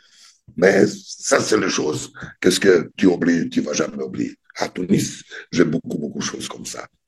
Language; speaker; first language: French; non-native, fluent; Serbian